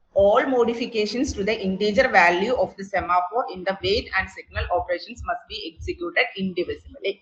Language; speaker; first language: English; non-native, local second language; Malayalam